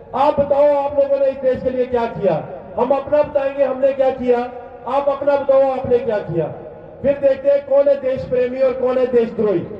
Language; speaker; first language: Hindi; non-native, local second language; Punjabi